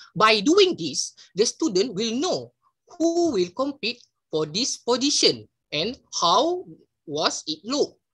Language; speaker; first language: English; non-native, local second language; Malay